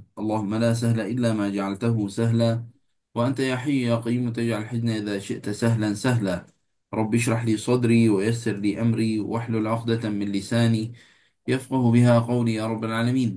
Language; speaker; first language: Arabic; non-native, fluent; Malay